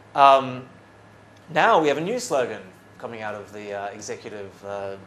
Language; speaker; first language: English; native; English